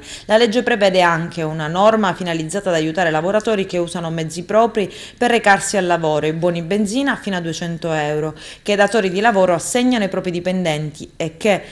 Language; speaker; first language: Italian; native; Italian